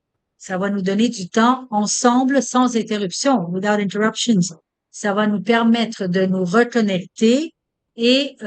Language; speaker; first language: French; non-native, fluent; Hindi